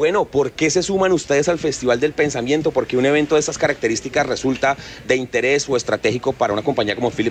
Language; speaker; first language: Spanish; native; Spanish